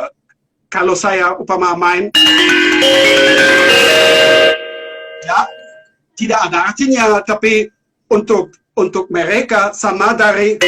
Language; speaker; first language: Indonesian; non-native, learner; German